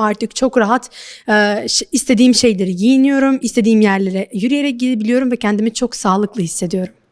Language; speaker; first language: Turkish; non-native, fluent; Albanian